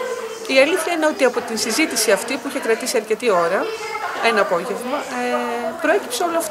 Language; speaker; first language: Greek; native; Greek